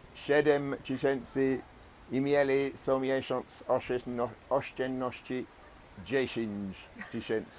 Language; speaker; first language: Polish; non-native, fluent; English